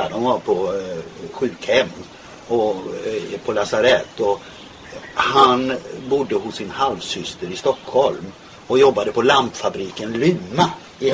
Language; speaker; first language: Swedish; native; Swedish